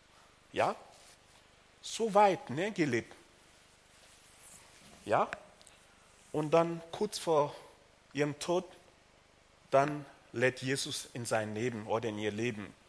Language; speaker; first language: German; non-native, fluent; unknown